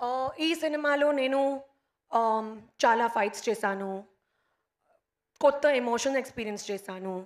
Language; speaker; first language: Telugu; non-native, learner; Hindi